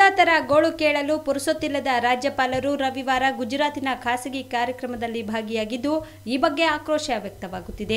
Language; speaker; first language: Kannada; native; Kannada